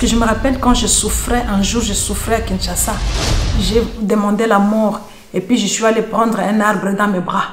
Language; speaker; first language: French; non-native, local second language; Lingala